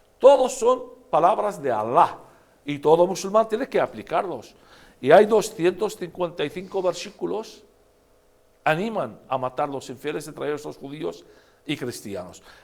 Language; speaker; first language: Spanish; non-native, fluent; Arabic